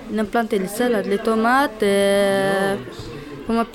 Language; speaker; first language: French; non-native, learner; Romanian